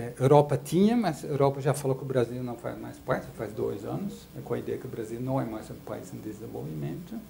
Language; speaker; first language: Portuguese; non-native, fluent; Dutch